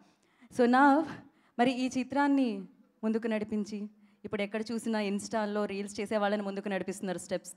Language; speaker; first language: Telugu; native; Telugu